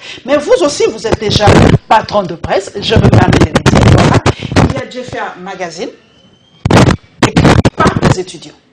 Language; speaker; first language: French; non-native, local second language; Lingala